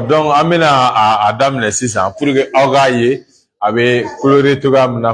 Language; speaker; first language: French; non-native, local second language; Bambara